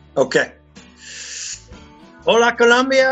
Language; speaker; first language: Spanish; non-native, learner; English